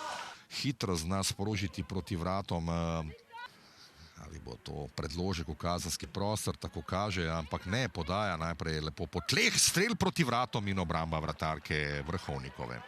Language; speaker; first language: Slovenian; native; Slovenian